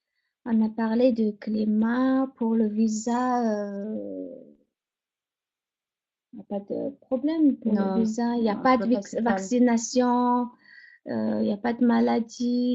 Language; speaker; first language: French; non-native, fluent; Mongolian